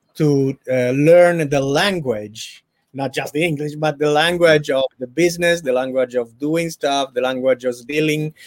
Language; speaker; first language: English; non-native, fluent; Italian